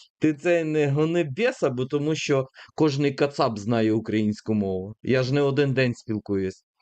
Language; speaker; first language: Ukrainian; native; Ukrainian